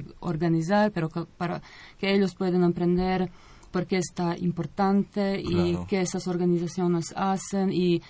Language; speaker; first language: Spanish; non-native, fluent; Croatian